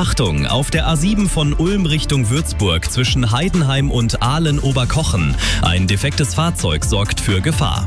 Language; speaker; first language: German; native; German